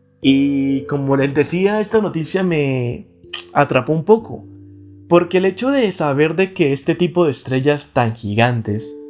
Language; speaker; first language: Spanish; native; Spanish